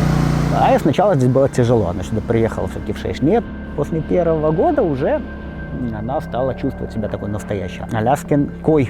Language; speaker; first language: Russian; native; Russian